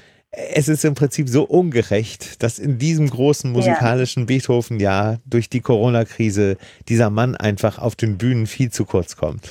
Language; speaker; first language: German; native; German